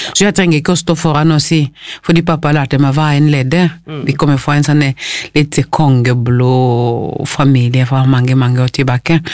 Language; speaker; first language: Norwegian; non-native, fluent; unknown